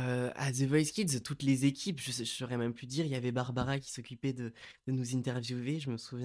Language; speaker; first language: French; native; French